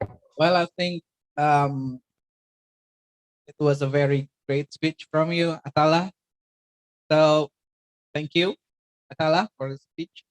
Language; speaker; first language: English; non-native, fluent; Indonesian